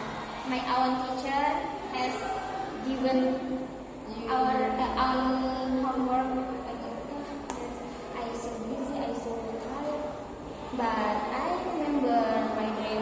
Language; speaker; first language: English; non-native, learner; Indonesian